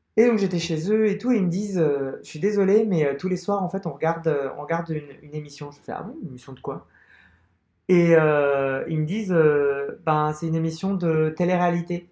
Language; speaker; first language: French; non-native, local second language; Arabic